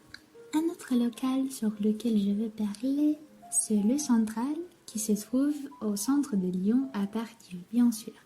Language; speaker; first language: French; non-native, learner; Romanian